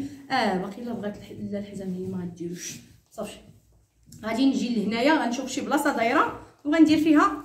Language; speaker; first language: Arabic; native; Arabic